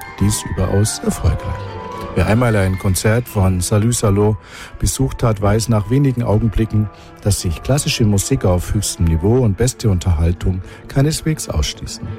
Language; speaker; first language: German; native; German